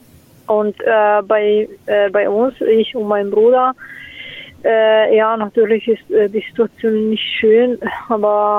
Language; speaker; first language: German; non-native, fluent; Italian